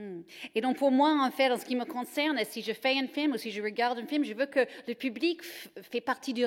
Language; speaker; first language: French; native; French